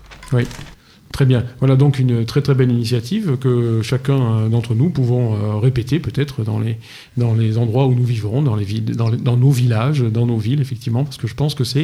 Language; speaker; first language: French; native; French